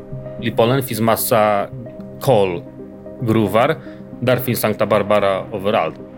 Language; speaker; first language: Swedish; non-native, learner; Polish